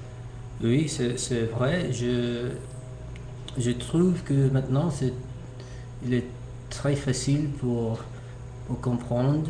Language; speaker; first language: French; non-native, learner; English